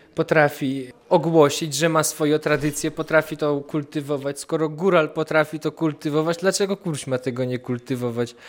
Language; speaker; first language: Polish; native; Polish